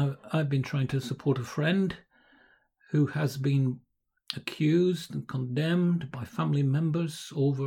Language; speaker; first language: English; native; English